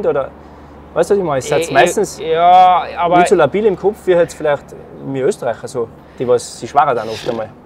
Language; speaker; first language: German; native; German